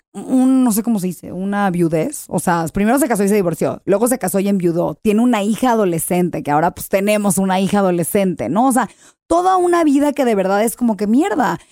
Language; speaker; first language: Spanish; early bilingual, heritage; English